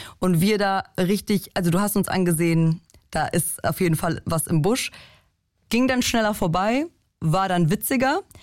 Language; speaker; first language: German; early bilingual, other home language; Polish